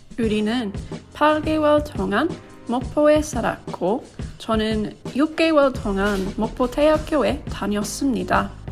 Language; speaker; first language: Korean; non-native, learner; English